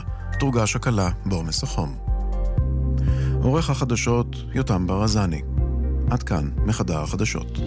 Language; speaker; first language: Hebrew; native; Hebrew